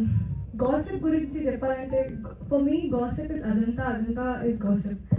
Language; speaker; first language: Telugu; non-native, learner; Hindi